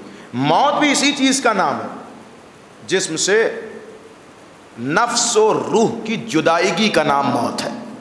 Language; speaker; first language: Urdu; native; Urdu